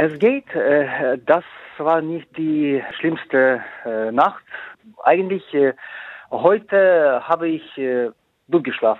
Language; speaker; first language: German; non-native, fluent; Ukrainian